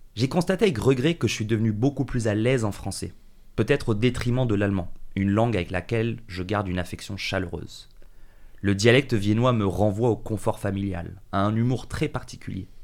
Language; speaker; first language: French; early bilingual, other home language; English